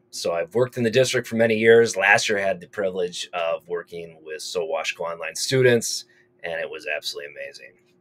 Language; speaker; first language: English; native; English